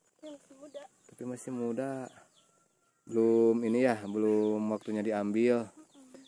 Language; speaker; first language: Indonesian; non-native, local second language; Sundanese